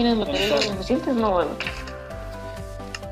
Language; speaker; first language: Spanish; native; Spanish